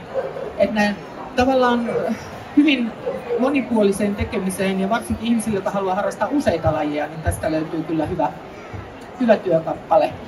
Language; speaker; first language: Finnish; native; Finnish